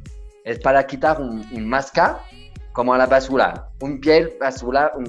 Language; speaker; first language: Spanish; non-native, learner; French